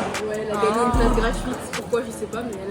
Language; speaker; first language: French; native; French